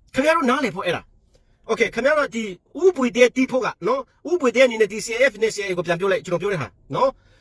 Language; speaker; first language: Burmese; non-native, local second language; Hakha Chin